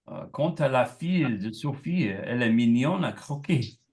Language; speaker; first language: French; non-native, learner; English